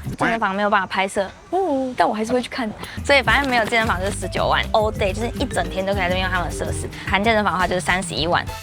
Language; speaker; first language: Chinese; native; Chinese